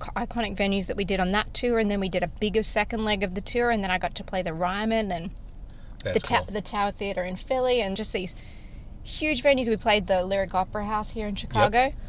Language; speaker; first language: English; native; English